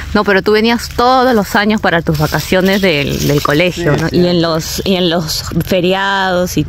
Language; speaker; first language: Spanish; native; Spanish